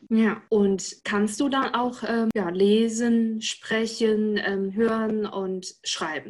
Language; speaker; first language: German; non-native, fluent; Chinese